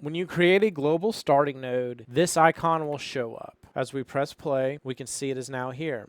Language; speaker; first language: English; native; English